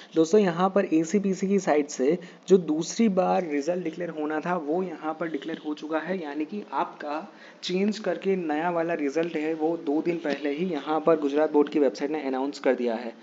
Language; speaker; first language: Hindi; non-native, local second language; Gujarati